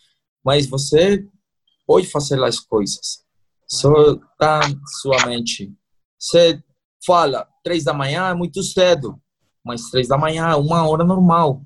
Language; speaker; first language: Portuguese; non-native, learner; Spanish